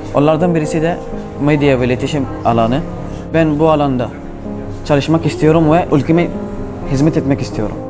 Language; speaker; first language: Turkish; early bilingual, other home language; Arabic